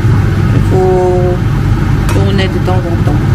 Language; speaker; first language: French; non-native, fluent; Korean